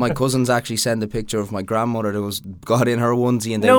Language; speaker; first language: English; native; English